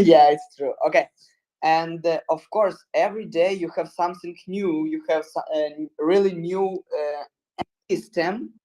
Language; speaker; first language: English; non-native, learner; Ukrainian